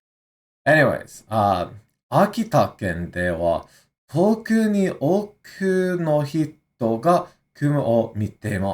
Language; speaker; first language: Japanese; non-native, learner; English